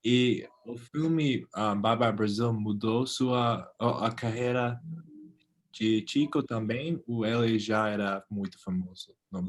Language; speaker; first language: Portuguese; non-native, learner; English